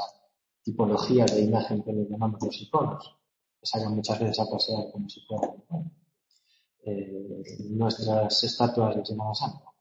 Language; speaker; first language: Spanish; native; Spanish